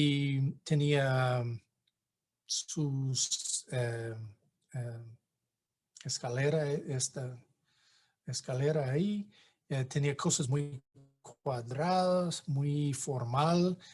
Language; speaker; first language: Spanish; non-native, fluent; English